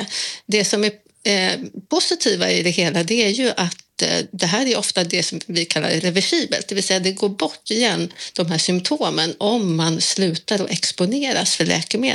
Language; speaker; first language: Swedish; native; Swedish